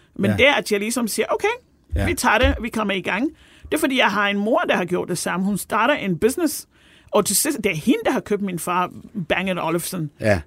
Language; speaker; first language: Danish; non-native, fluent; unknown